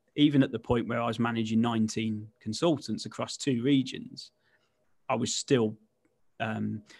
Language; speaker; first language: English; native; English